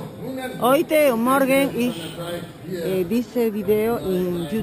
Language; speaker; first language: German; non-native, learner; Spanish